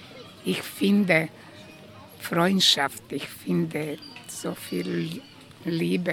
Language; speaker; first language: German; non-native, learner; Croatian